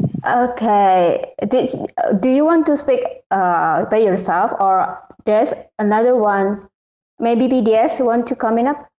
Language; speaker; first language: English; non-native, learner; Indonesian